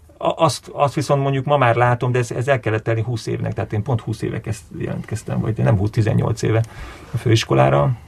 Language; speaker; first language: Hungarian; native; Hungarian